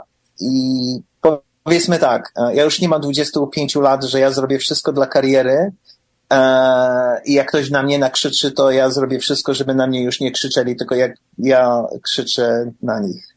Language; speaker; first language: Polish; early bilingual, heritage; English